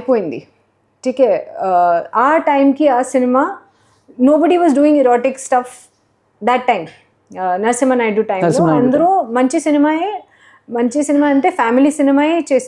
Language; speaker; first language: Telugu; non-native, learner; Hindi